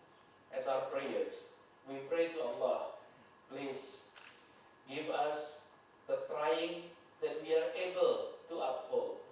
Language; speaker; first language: English; non-native, fluent; Indonesian